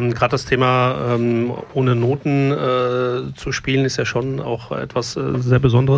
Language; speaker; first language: German; native; German